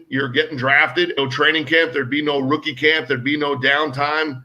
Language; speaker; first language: English; native; English